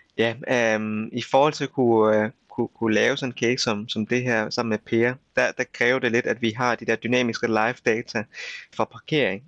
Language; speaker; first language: Danish; early bilingual, other home language; Vietnamese